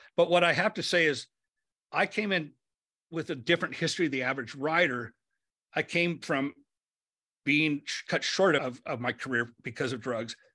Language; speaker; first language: English; native; English